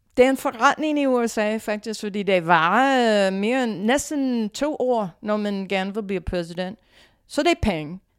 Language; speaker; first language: Danish; non-native, fluent; English